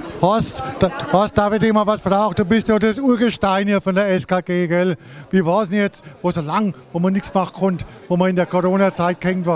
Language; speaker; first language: German; native; German